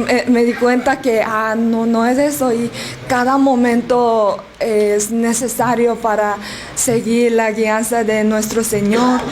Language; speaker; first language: Spanish; non-native, learner; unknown